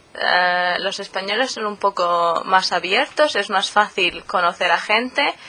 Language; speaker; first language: Spanish; native; Spanish